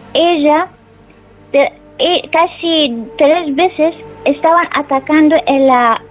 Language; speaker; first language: Spanish; non-native, learner; Persian